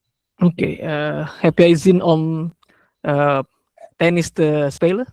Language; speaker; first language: Dutch; non-native, learner; Indonesian